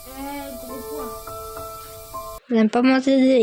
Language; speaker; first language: French; non-native, local second language; Morisyen